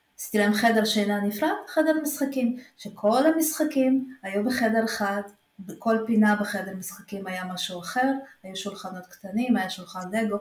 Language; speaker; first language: Hebrew; early bilingual, other home language; Russian